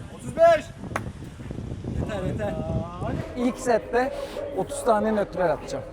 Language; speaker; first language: Turkish; native; Turkish